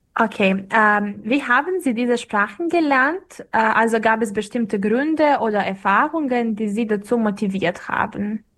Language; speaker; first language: German; non-native, fluent; Serbian